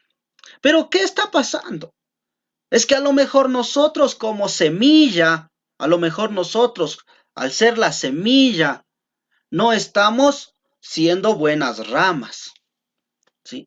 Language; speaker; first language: Spanish; native; Spanish